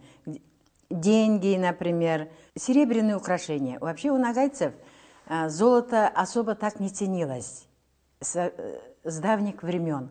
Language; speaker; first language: Russian; non-native, local second language; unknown